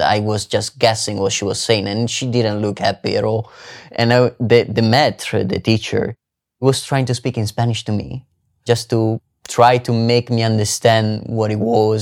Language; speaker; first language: English; non-native, fluent; Italian